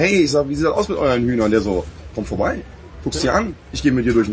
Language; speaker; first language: German; native; German